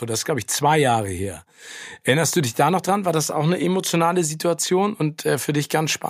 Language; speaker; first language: German; native; German